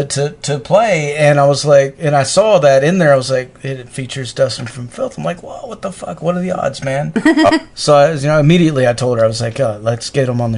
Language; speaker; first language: English; native; English